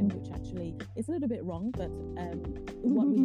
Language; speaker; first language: English; native; English